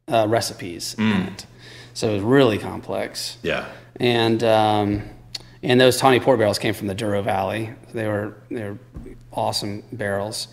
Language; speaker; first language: English; native; English